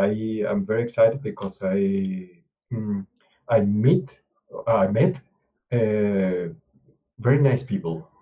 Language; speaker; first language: English; non-native, learner; Spanish